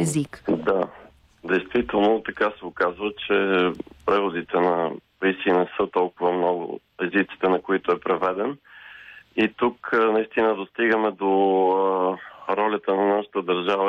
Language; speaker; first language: Bulgarian; native; Bulgarian